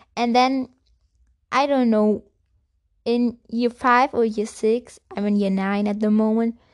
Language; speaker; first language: English; non-native, fluent; German